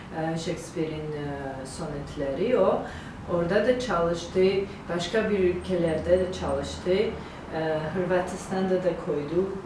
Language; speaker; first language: Turkish; non-native, learner; Georgian